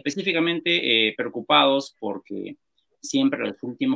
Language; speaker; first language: Spanish; native; Spanish